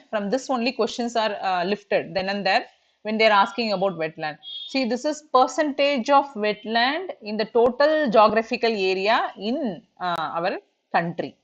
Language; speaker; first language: English; non-native, local second language; Tamil